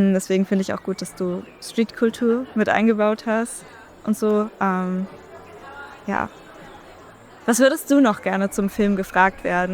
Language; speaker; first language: German; native; German